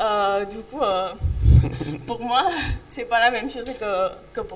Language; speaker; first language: French; non-native, fluent; Catalan